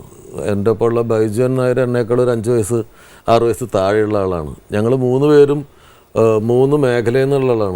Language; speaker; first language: Malayalam; native; Malayalam